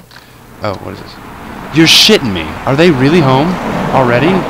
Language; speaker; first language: English; native; English